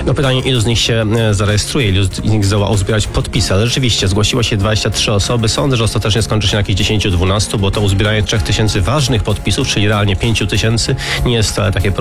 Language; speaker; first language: Polish; native; Polish